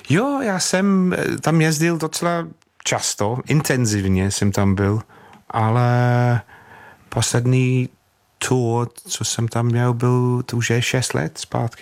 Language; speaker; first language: Czech; non-native, learner; English